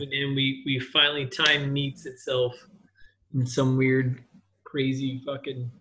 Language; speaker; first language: English; native; English